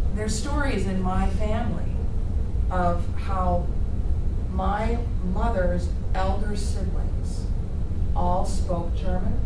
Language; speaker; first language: English; native; English